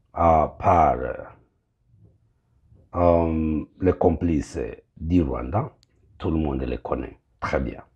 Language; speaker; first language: French; non-native, local second language; Kinyarwanda